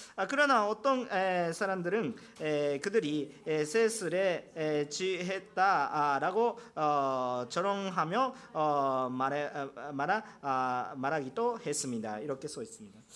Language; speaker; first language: Korean; non-native, fluent; Japanese